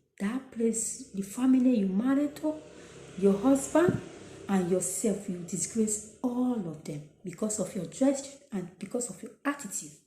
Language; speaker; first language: Nigerian Pidgin; non-native, local second language; Esan